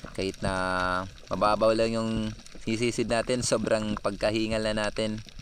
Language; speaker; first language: Filipino; non-native, local second language; Waray